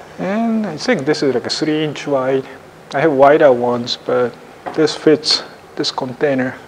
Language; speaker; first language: English; non-native, fluent; Japanese